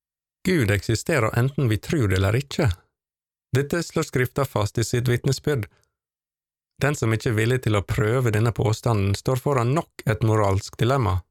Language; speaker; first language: Norwegian; native; Norwegian